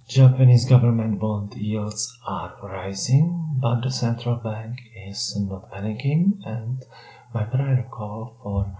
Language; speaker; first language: English; non-native, fluent; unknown